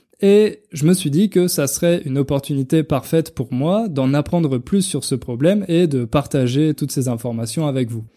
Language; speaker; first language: French; native; French